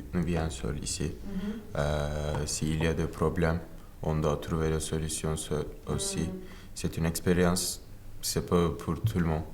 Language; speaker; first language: French; non-native, learner; Turkish